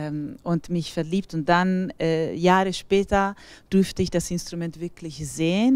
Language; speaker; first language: German; non-native, fluent; Italian